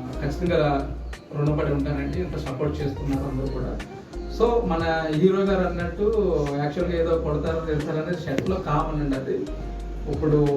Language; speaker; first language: Telugu; native; Telugu